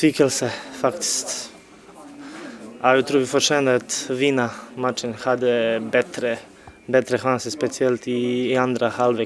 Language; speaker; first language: Swedish; non-native, fluent; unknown